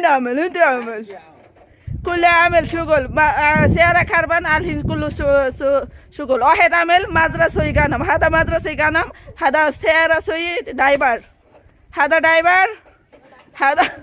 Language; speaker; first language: Arabic; non-native, learner; Bangla